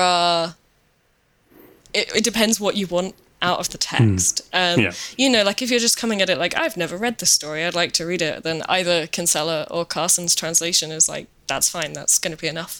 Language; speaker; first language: English; native; English